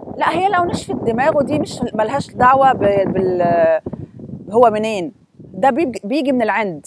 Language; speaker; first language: Arabic; native; Arabic